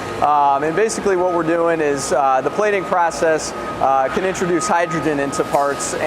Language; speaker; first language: English; native; English